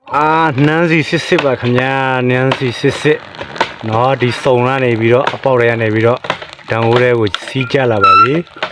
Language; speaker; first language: Burmese; non-native, local second language; S'gaw Karen